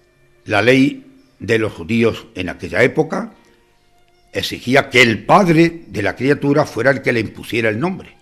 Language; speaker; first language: Spanish; native; Spanish